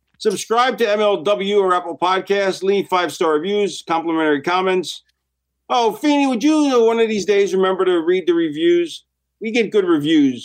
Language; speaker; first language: English; native; English